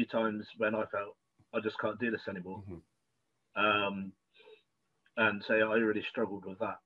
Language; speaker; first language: English; native; English